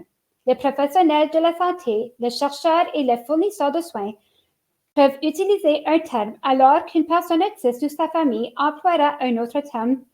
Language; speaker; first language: French; native; French